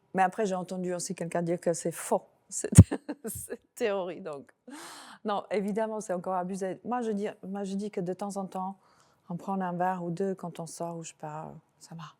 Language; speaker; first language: French; non-native, fluent; Slovak